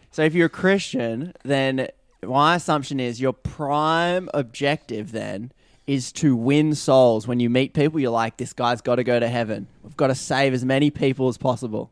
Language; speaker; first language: English; native; English